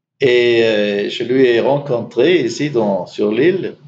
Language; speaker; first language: French; non-native, fluent; German